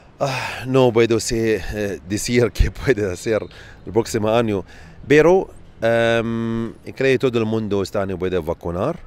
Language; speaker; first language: Spanish; non-native, learner; Arabic